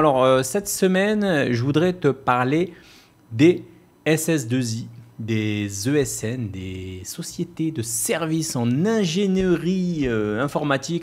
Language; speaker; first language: French; native; French